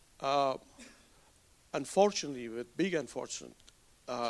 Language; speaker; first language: English; non-native, fluent; Persian